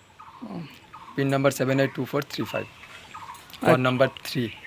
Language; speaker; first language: Hindi; non-native, local second language; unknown